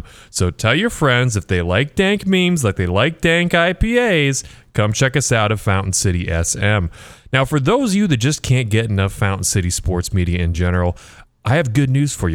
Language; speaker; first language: English; native; English